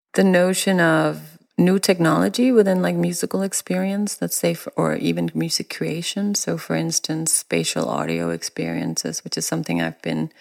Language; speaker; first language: English; non-native, fluent; Danish